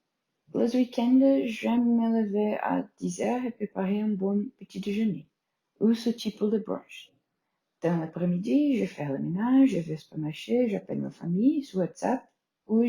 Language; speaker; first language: French; non-native, learner; Portuguese